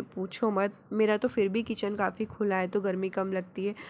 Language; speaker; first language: Hindi; native; Hindi